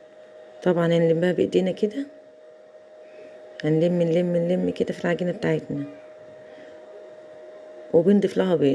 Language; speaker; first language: Arabic; native; Arabic